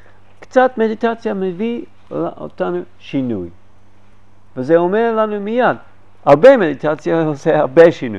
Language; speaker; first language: Hebrew; non-native, fluent; English